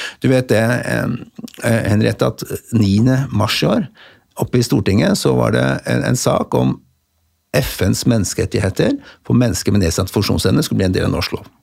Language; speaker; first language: Norwegian; native; Norwegian